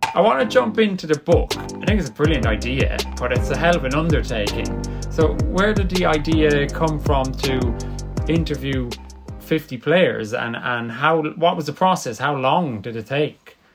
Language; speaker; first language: English; native; English